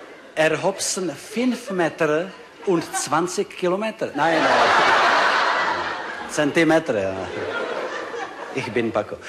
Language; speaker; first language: German; non-native, learner; Czech